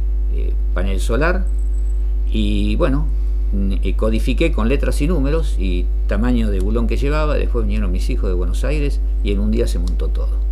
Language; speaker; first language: Spanish; native; Spanish